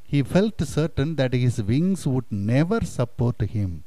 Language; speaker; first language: English; non-native, local second language; Tamil